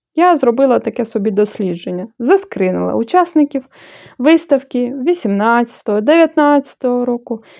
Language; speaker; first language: Ukrainian; non-native, fluent; Bulgarian